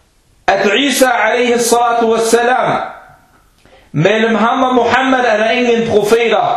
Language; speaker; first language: Danish; non-native, fluent; Arabic